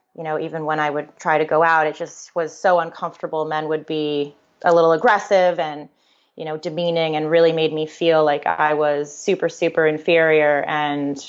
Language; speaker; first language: English; native; English